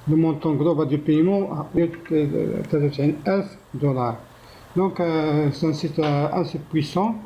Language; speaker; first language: French; non-native, local second language; Arabic